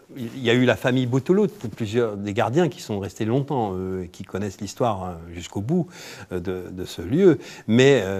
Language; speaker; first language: French; native; French